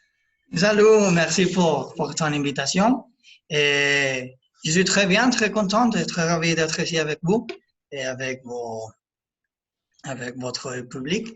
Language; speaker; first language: French; non-native, learner; Spanish